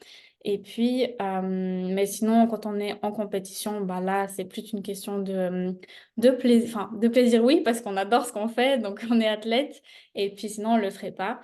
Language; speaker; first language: French; native; French